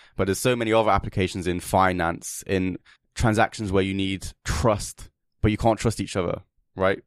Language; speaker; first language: English; native; English